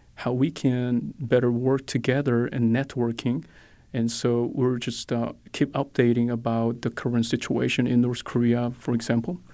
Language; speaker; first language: English; non-native, fluent; Korean